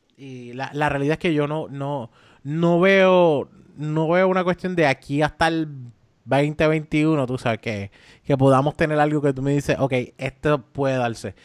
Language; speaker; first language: Spanish; native; Spanish